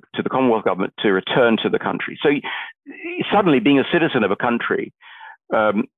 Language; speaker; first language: English; native; English